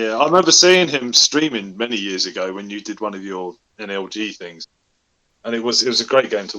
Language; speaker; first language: English; native; English